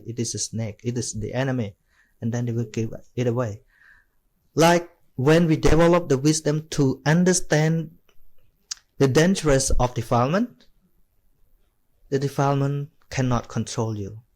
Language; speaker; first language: English; non-native, fluent; Khmer